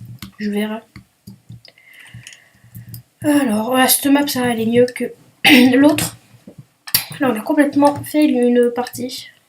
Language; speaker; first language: French; native; French